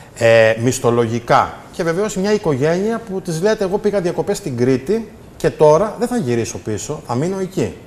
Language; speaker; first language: Greek; native; Greek